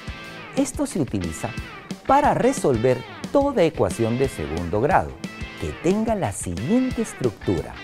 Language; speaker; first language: Spanish; native; Spanish